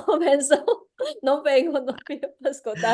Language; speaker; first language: Italian; non-native, learner; Chinese